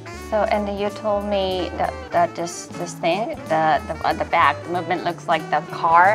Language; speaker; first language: English; non-native, fluent; Japanese